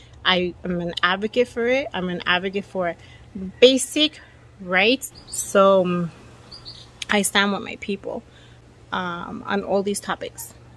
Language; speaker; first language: English; early bilingual, other home language; Spanish